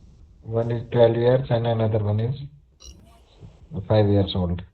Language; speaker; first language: English; non-native, learner; Hindi